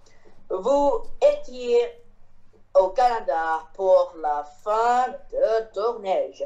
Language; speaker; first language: French; non-native, learner; Chinese